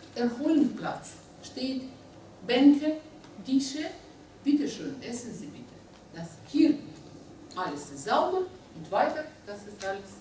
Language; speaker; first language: German; non-native, learner; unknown